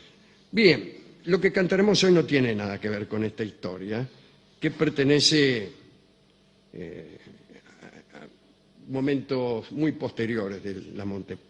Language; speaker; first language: Spanish; native; Spanish